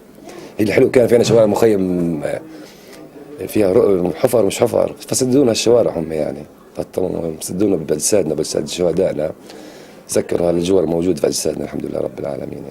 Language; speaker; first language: Arabic; native; Arabic